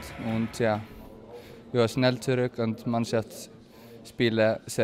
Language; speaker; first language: German; non-native, learner; Icelandic